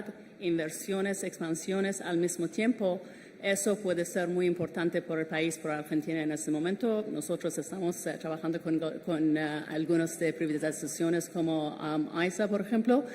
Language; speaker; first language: Spanish; non-native, fluent; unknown